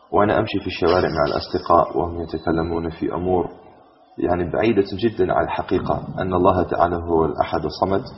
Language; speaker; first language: Arabic; non-native, fluent; English